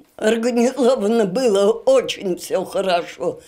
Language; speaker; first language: Russian; native; Russian